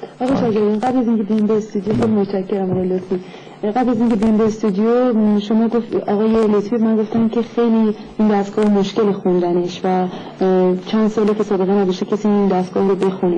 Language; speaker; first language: Persian; native; Persian